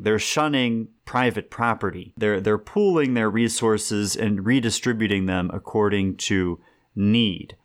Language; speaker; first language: English; native; English